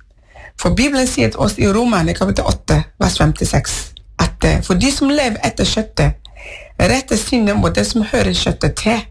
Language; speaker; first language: Norwegian; non-native, learner; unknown